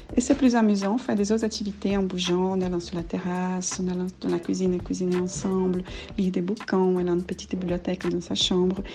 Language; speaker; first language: French; non-native, learner; Portuguese